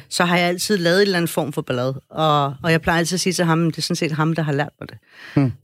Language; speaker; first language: Danish; early bilingual, other home language; Persian